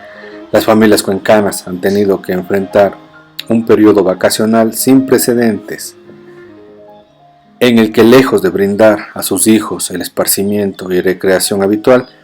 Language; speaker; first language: Spanish; native; Spanish